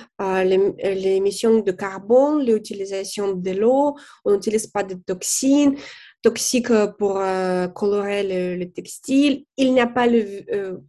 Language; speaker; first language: French; non-native, fluent; Russian